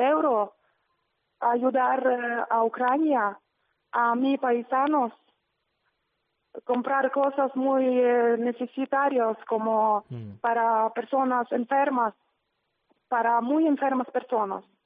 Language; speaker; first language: Spanish; non-native, learner; Ukrainian